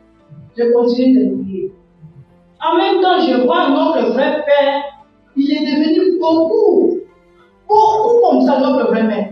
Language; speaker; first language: French; non-native, local second language; Kongo